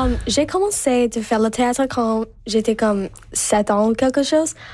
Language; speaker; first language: French; non-native, local second language; English